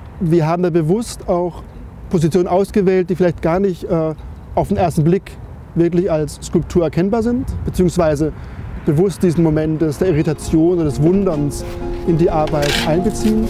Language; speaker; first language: German; native; German